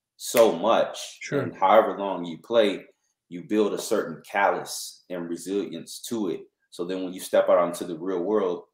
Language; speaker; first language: English; native; English